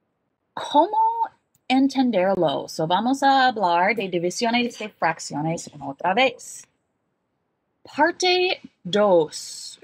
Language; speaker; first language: Spanish; non-native, fluent; English